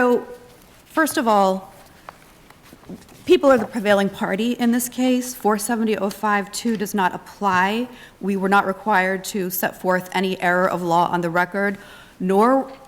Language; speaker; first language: English; native; English